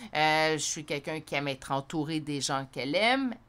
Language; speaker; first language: French; native; French